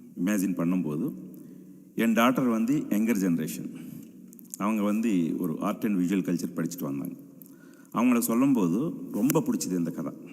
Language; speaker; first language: Tamil; non-native, fluent; Telugu